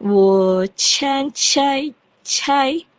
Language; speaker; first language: Chinese; non-native, learner; Indonesian